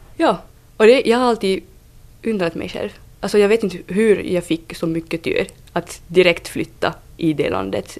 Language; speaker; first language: Swedish; non-native, fluent; French